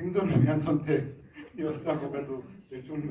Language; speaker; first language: Korean; native; Korean